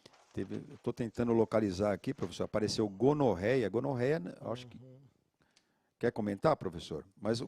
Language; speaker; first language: Portuguese; native; Portuguese